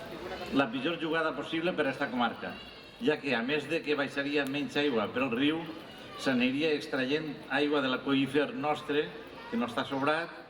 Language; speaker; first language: Catalan; native; Catalan